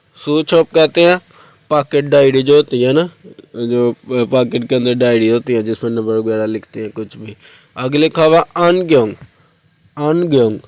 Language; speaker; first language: Urdu; non-native, local second language; Punjabi